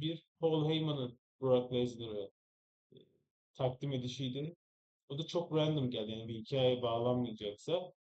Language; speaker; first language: Turkish; native; Turkish